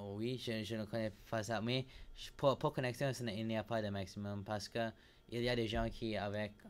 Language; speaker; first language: French; non-native, learner; English